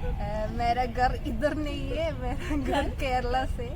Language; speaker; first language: Hindi; non-native, local second language; Malayalam